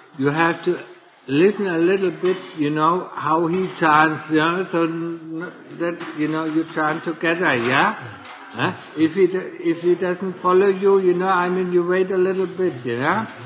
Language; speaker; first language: English; non-native, fluent; German